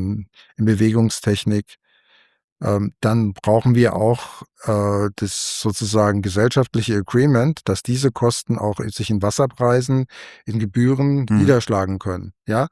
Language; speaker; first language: German; native; German